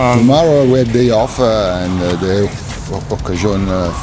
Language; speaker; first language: English; non-native, learner; Italian